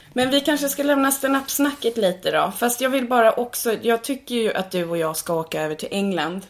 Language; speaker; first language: Swedish; native; Swedish